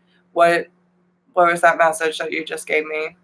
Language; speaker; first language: English; native; English